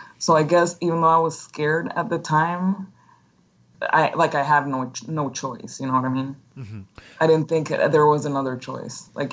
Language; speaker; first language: English; non-native, fluent; Spanish